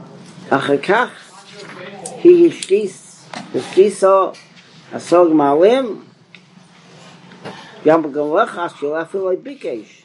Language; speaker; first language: Hebrew; non-native, fluent; English